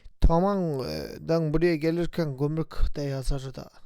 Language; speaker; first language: Turkish; native; Turkish